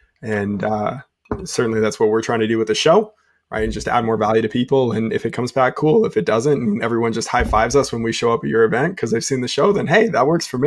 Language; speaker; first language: English; native; English